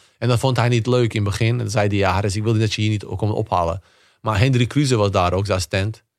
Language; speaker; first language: Dutch; early bilingual, other home language; Bosnian